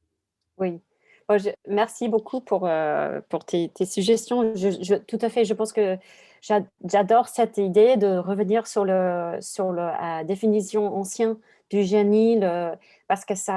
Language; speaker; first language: French; non-native, fluent; English